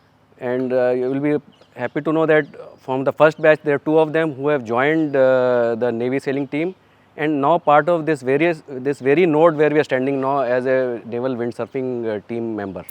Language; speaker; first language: English; non-native, fluent; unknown